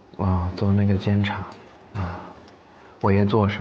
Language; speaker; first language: Chinese; non-native, fluent; English